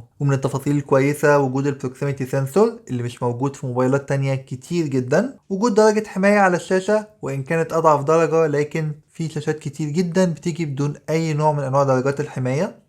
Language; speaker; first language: Arabic; native; Arabic